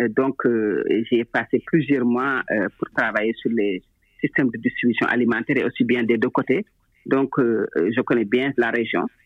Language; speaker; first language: French; non-native, local second language; Wolof